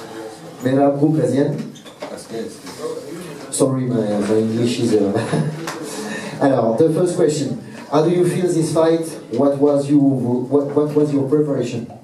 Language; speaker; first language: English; non-native, learner; French